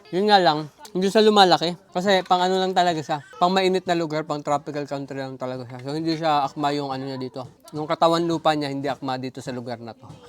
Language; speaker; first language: Filipino; native; Filipino